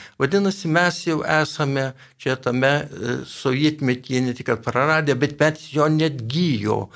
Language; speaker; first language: Lithuanian; native; Lithuanian